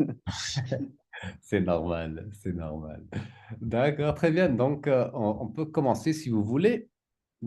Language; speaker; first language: French; native; French